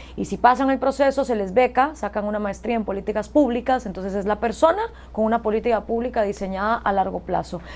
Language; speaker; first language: Spanish; native; Spanish